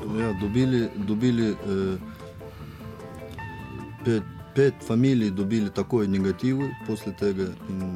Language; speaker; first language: Slovenian; non-native, learner; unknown